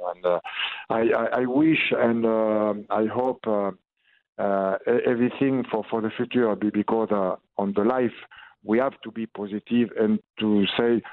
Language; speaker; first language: English; non-native, learner; French